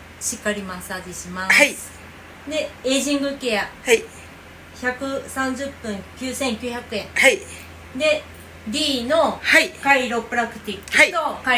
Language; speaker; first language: Japanese; non-native, fluent; Thai